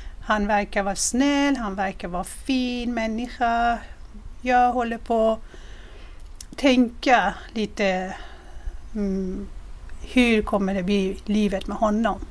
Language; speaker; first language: Swedish; non-native, fluent; Persian